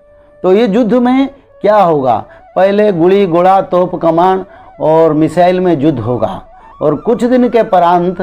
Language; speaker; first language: Hindi; non-native, local second language; Odia